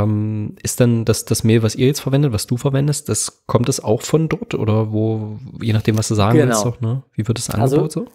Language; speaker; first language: German; native; German